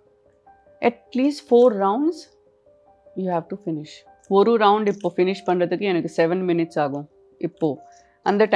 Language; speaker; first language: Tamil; non-native, local second language; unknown